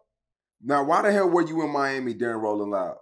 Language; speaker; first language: English; native; English